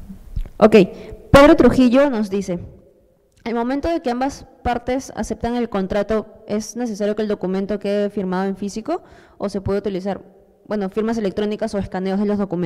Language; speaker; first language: Spanish; native; Spanish